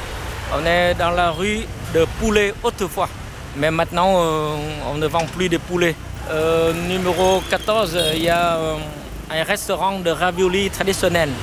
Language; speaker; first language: French; non-native, fluent; Vietnamese